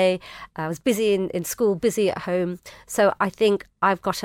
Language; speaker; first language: English; native; English